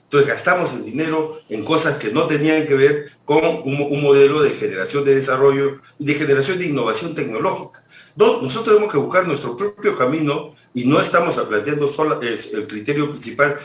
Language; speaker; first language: Spanish; native; Spanish